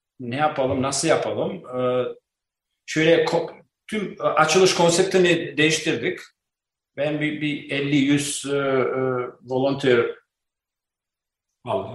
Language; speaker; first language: Turkish; non-native, learner; Albanian